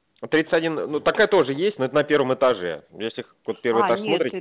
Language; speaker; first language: Russian; native; Russian